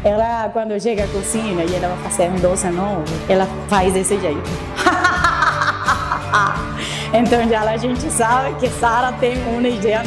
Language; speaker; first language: Portuguese; non-native, fluent; Spanish